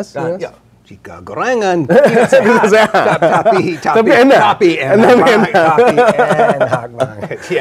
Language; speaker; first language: Indonesian; non-native, learner; English